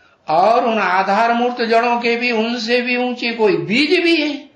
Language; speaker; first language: Hindi; native; Hindi